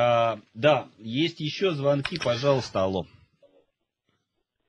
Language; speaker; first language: Russian; native; Russian